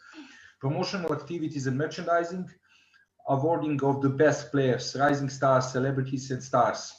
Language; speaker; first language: English; non-native, fluent; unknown